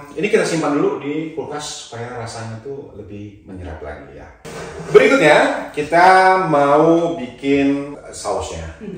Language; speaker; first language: Indonesian; native; Indonesian